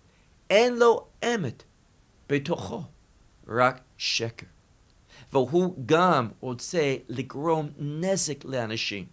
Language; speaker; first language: Hebrew; non-native, fluent; English